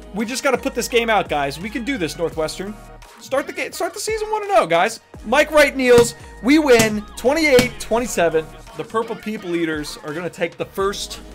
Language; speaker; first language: English; native; English